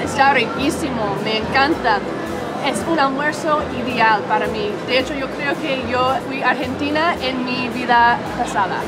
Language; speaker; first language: Spanish; non-native, fluent; English